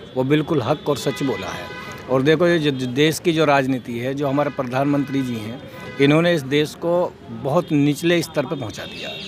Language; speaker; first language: Hindi; native; Hindi